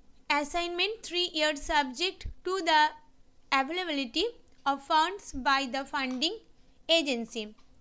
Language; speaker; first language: English; non-native, local second language; Bangla